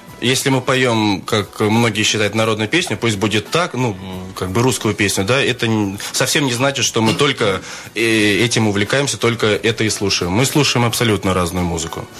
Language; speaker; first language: Russian; native; Russian